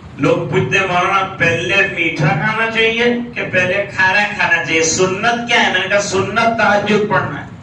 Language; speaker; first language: Urdu; non-native, local second language; Gujarati